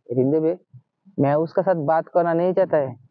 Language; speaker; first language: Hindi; non-native, learner; Bangla